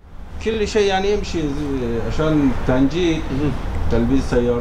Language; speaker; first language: Arabic; non-native, learner; Persian